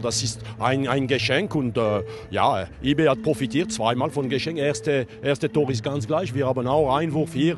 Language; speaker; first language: German; non-native, learner; French